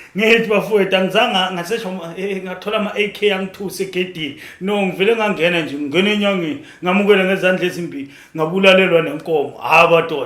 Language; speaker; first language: Zulu; native; Zulu